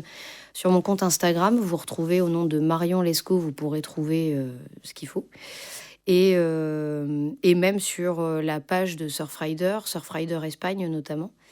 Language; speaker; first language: French; native; French